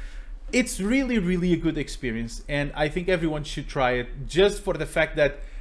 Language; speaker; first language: English; non-native, fluent; Portuguese